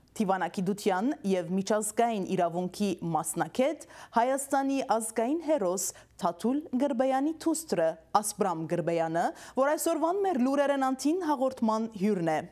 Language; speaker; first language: Armenian; early bilingual, heritage; Armenian